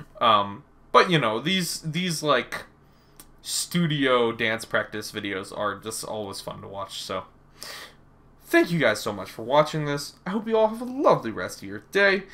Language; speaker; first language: English; native; English